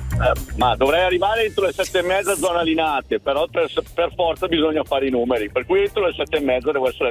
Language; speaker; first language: Italian; native; Italian